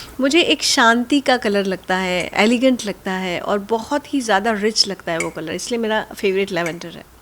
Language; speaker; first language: Hindi; non-native, local second language; Gujarati